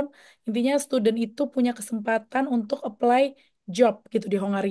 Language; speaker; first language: Indonesian; native; Indonesian